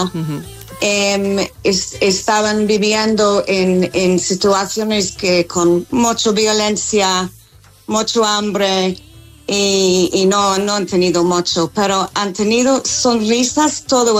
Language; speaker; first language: Spanish; non-native, fluent; English